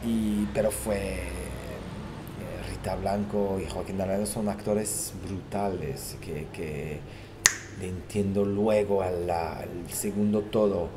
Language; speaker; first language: Spanish; non-native, fluent; Portuguese